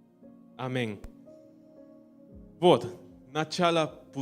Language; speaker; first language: Russian; non-native, learner; Spanish